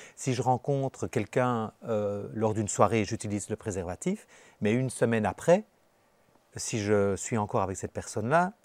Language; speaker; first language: French; native; French